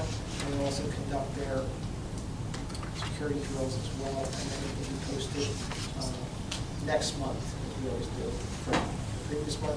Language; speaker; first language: English; native; English